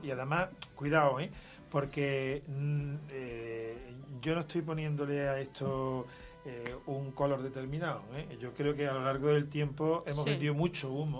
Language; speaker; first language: Spanish; native; Spanish